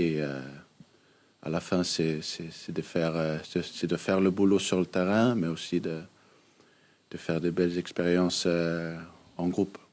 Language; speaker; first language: French; non-native, fluent; Danish